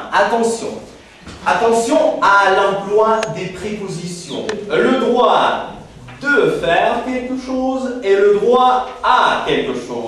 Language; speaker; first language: French; non-native, fluent; Russian